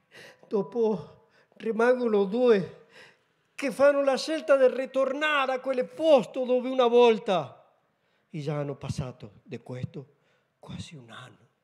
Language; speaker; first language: Italian; non-native, learner; Spanish